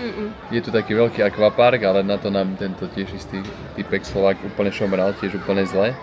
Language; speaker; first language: Slovak; native; Slovak